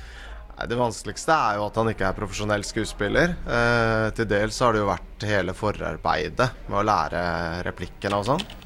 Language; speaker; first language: Norwegian; native; Norwegian